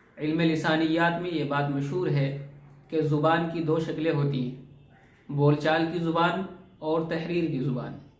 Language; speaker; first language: Urdu; native; Urdu